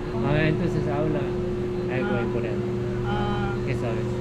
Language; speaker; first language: Spanish; non-native, learner; Korean